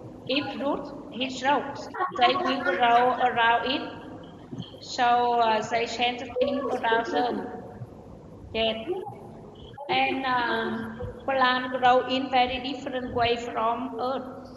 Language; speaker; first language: English; non-native, learner; Vietnamese